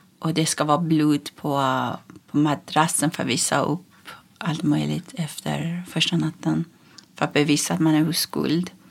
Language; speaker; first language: Swedish; non-native, fluent; Persian